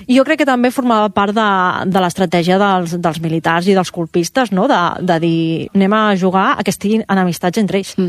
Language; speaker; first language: Catalan; native; Catalan